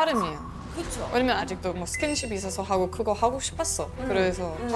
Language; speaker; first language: Korean; non-native, learner; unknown